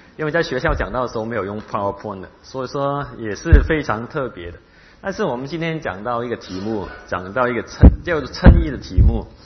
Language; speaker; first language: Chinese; non-native, local second language; Cantonese